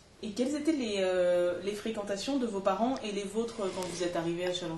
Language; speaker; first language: French; native; French